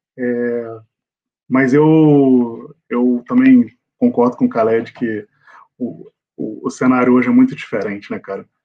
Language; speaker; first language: Portuguese; native; Portuguese